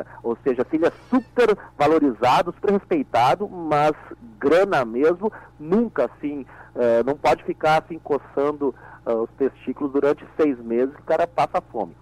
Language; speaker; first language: Portuguese; native; Portuguese